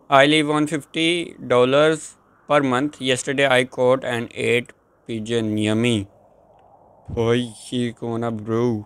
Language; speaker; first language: Hindi; native; Hindi